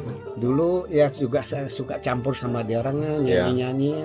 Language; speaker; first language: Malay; non-native, local second language; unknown